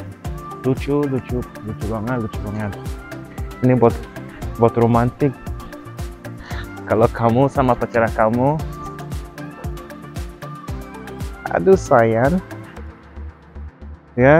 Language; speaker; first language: Indonesian; non-native, learner; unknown